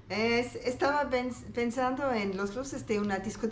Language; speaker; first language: Spanish; non-native, learner; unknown